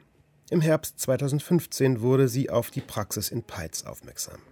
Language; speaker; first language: German; native; German